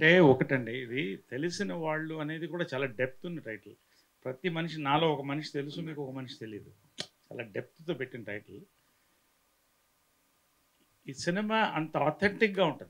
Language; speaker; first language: Telugu; native; Telugu